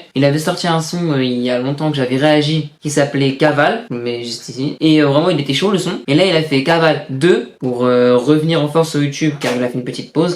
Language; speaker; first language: French; native; French